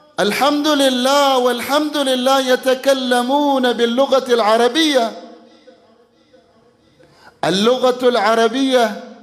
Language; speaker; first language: Arabic; non-native, fluent; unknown